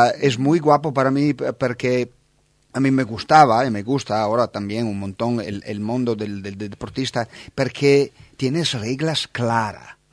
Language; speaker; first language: Spanish; non-native, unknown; Italian